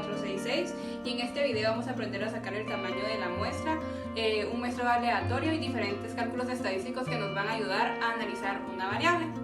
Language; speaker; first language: Spanish; native; Spanish